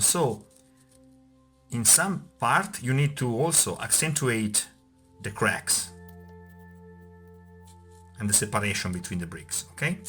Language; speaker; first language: English; non-native, fluent; Italian